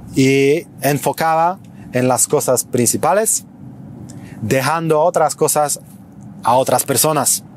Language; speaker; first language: Spanish; non-native, fluent; Polish